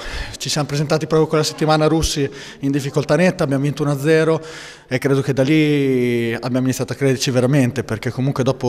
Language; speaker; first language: Italian; native; Italian